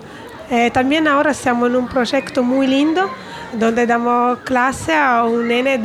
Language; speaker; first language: Spanish; non-native, fluent; Italian